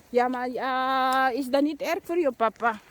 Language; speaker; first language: Dutch; non-native, learner; Filipino